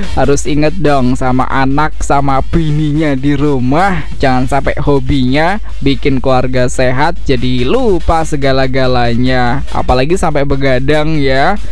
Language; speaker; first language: Indonesian; native; Indonesian